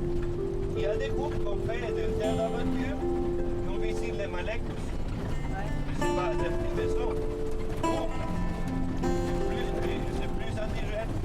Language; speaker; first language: French; non-native, learner; Spanish